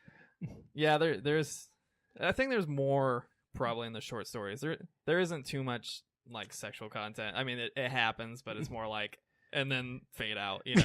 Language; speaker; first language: English; native; English